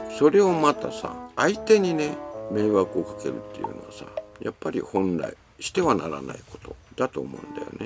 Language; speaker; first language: Japanese; native; Japanese